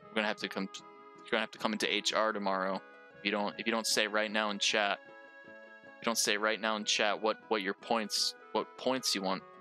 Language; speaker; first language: English; native; English